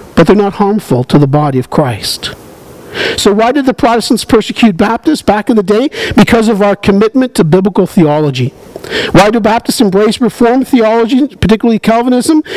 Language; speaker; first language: English; native; English